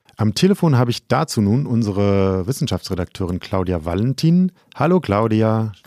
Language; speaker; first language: German; native; German